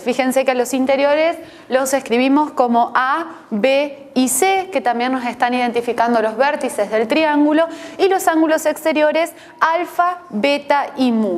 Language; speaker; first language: Spanish; native; Spanish